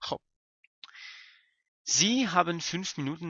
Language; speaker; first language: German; non-native, fluent; Persian